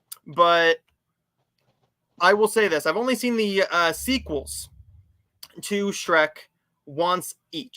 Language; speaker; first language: English; native; English